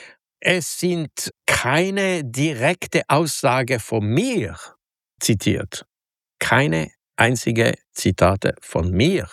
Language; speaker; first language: German; non-native, local second language; French